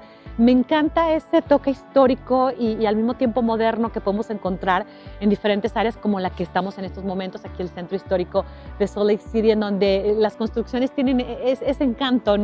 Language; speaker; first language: Spanish; native; Spanish